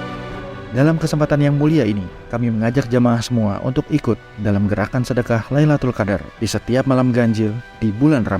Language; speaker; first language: Indonesian; native; Indonesian